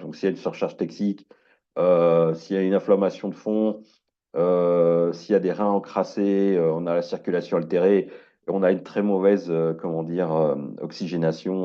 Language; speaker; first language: French; native; French